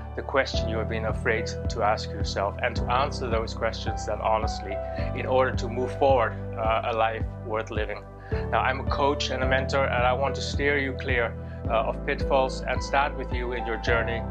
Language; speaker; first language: English; non-native, fluent; Dutch